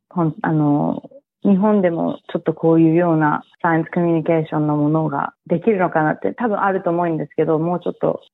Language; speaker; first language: Japanese; early bilingual, heritage; Japanese